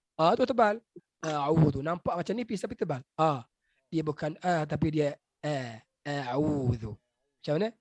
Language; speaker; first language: Malay; native; Malay